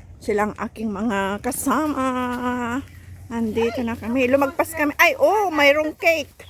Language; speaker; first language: Filipino; native; Filipino